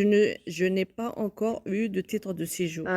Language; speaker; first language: French; non-native, learner; Kabyle